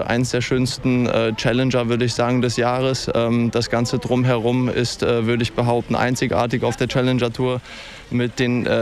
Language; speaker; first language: German; native; German